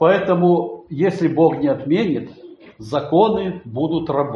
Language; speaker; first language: Polish; non-native, learner; Russian